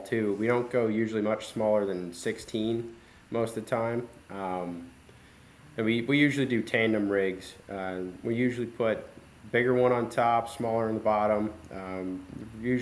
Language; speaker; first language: English; native; English